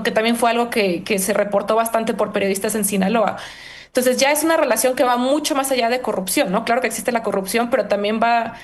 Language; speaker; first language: Spanish; native; Spanish